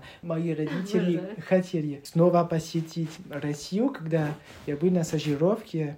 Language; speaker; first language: Russian; non-native, learner; French